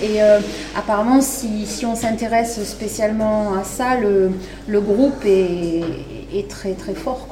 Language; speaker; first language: French; native; French